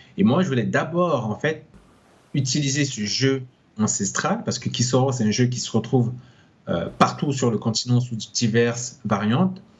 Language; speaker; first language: French; non-native, local second language; Sango